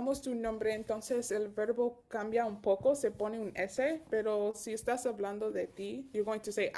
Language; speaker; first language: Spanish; early bilingual, heritage; Spanish